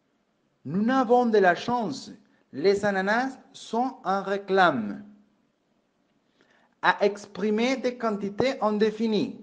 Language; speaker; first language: French; non-native, fluent; Spanish